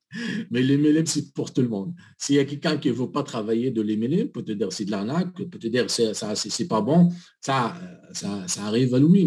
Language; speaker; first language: French; non-native, learner; Arabic